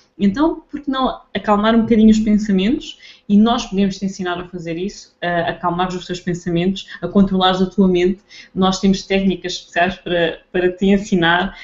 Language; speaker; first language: Portuguese; native; Portuguese